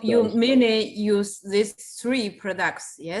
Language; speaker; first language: English; non-native, fluent; Chinese